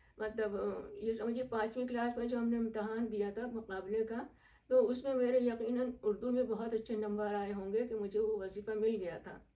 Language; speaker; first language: Urdu; native; Urdu